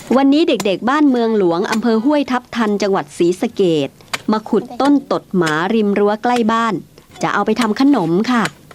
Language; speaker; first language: Thai; native; Thai